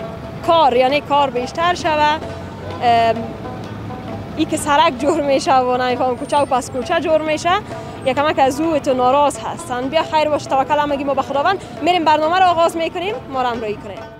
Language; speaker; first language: Persian; native; Persian